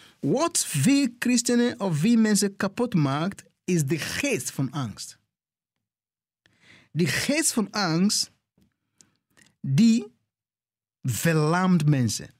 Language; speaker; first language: Dutch; non-native, fluent; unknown